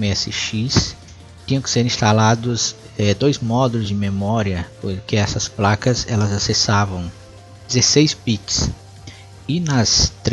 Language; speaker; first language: Portuguese; native; Portuguese